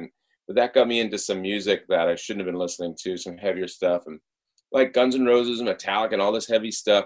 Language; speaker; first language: English; native; English